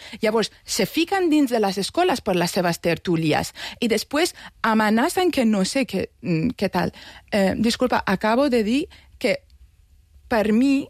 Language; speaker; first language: Catalan; non-native, fluent; Persian